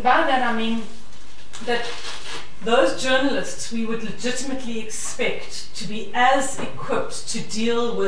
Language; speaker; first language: English; native; English